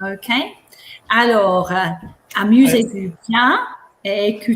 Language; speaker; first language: French; non-native, fluent; English